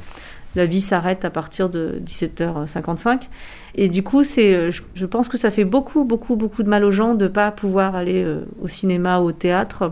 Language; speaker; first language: French; native; French